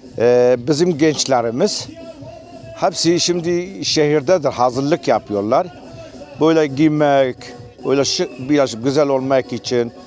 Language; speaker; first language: Turkish; non-native, local second language; Kurdish